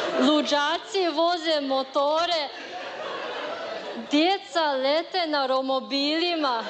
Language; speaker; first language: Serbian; non-native, learner; Chinese